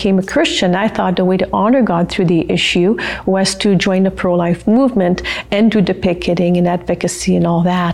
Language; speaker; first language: English; non-native, fluent; French